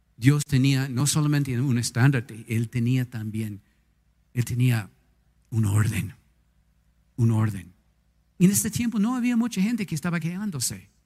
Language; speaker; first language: Spanish; non-native, fluent; English